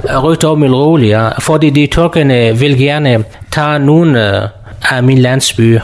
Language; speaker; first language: Danish; non-native, learner; Kurdish